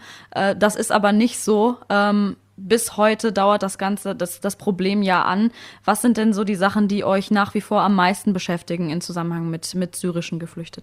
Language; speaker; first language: German; native; German